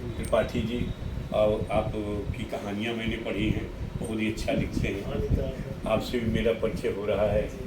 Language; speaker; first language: Hindi; native; Hindi